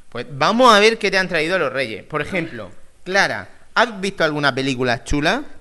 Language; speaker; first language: Spanish; native; Spanish